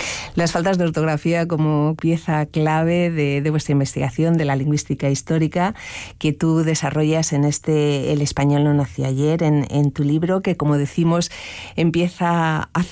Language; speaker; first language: Spanish; native; Spanish